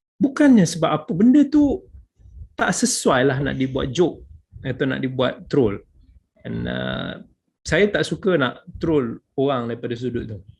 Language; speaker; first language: Malay; native; Malay